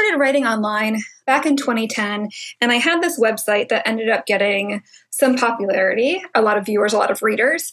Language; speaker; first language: English; native; English